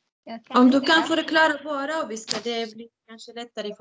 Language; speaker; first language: Swedish; non-native, learner; Arabic